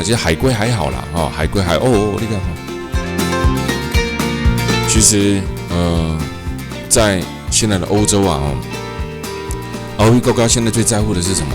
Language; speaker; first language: Chinese; native; Chinese